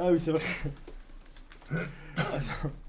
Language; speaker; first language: French; native; French